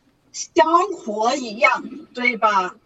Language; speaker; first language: Chinese; non-native, learner; English